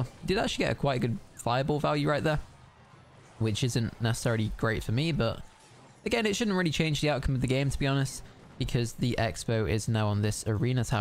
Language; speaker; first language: English; native; English